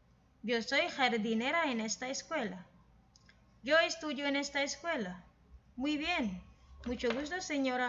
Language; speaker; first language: Spanish; non-native, fluent; Filipino